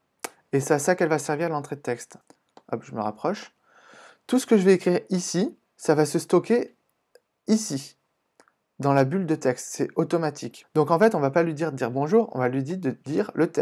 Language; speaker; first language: French; native; French